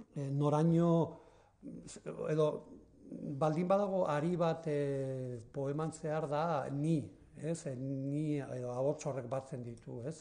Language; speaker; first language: Basque; native; Basque